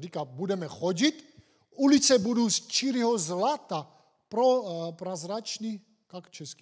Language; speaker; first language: Czech; non-native, fluent; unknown